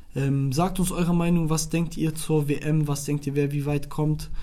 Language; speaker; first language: German; non-native, fluent; Arabic